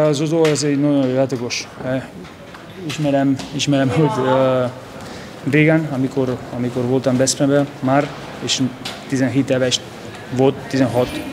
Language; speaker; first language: Hungarian; non-native, local second language; Spanish